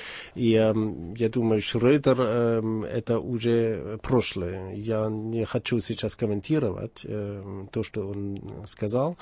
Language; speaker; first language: Russian; non-native, fluent; German